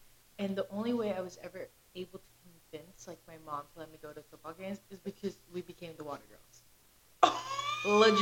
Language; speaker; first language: English; early bilingual, other home language; Spanish